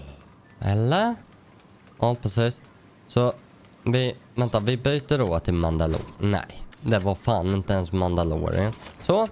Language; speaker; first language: Swedish; native; Swedish